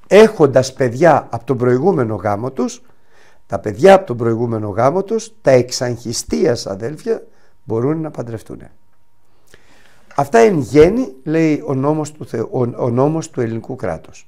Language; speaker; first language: Greek; native; Greek